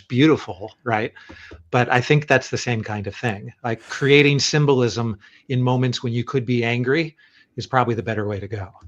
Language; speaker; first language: English; native; English